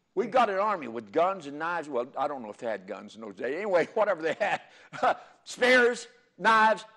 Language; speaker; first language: English; native; English